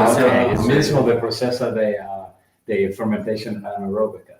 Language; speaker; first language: Spanish; non-native, learner; English